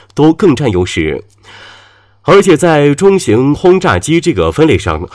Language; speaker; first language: Chinese; native; Chinese